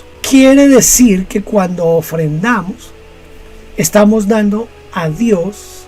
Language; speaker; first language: Spanish; native; Spanish